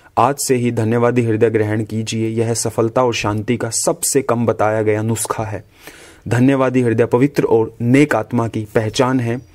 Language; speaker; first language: Hindi; native; Hindi